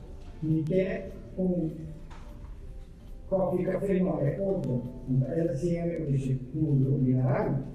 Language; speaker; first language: Spanish; non-native, learner; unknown